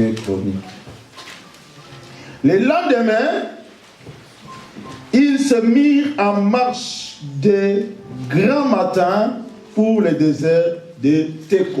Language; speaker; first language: French; non-native, local second language; Lingala